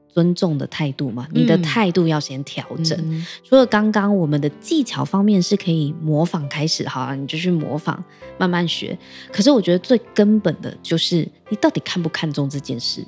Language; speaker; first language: Chinese; native; Chinese